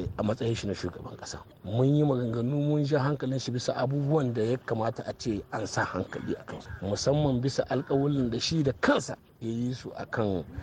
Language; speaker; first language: Hausa; native; Hausa